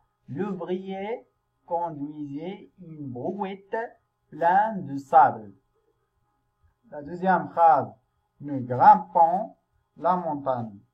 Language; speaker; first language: French; non-native, local second language; Arabic